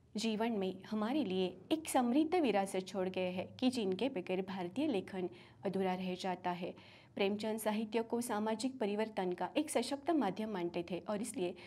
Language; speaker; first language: Hindi; non-native, local second language; Marathi